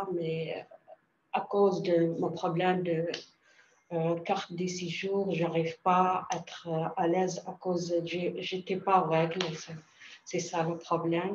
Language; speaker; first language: French; non-native, learner; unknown